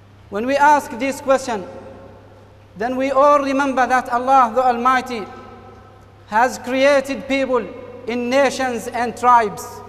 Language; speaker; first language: English; non-native, fluent; Arabic